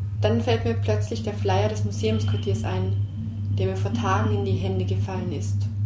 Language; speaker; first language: German; non-native, fluent; Georgian